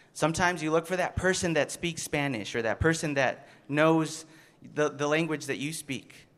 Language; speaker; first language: English; early bilingual, other home language; Spanish